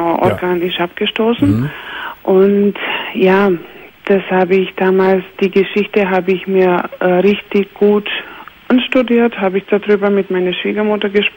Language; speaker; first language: German; non-native, fluent; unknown